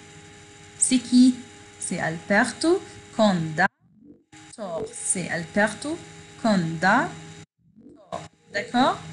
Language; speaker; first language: French; non-native, fluent; Arabic